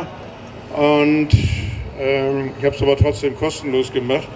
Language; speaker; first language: German; native; German